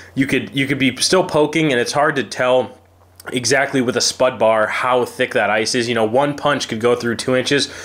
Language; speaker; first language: English; native; English